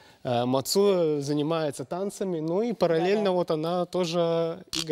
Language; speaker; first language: Russian; native; Russian